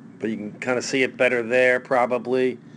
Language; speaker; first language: English; native; English